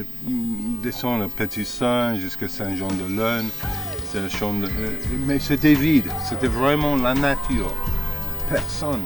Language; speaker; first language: French; non-native, fluent; English